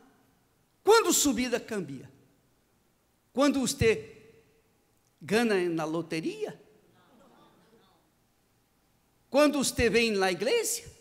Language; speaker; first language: Portuguese; non-native, fluent; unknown